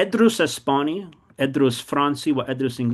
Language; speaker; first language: Arabic; non-native, fluent; English